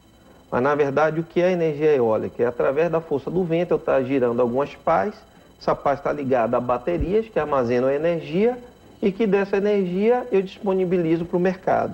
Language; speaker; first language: Portuguese; native; Portuguese